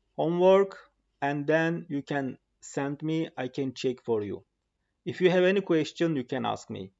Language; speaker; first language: English; non-native, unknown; Turkish